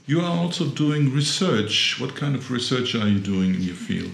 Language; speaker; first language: English; non-native, fluent; German